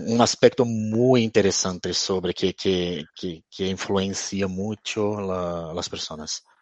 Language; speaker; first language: Spanish; non-native, fluent; Portuguese